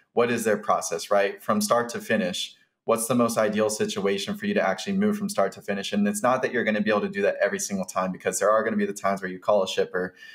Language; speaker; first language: English; native; English